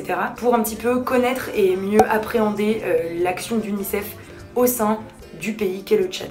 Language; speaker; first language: French; native; French